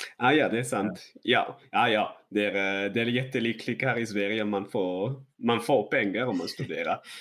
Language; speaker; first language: Swedish; non-native, learner; Italian